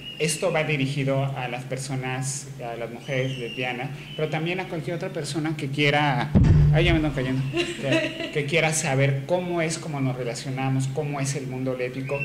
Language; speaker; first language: Spanish; native; Spanish